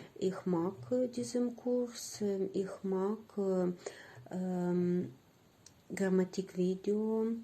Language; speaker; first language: German; non-native, learner; Ukrainian